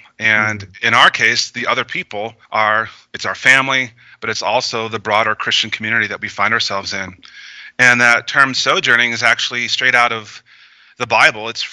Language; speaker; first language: English; native; English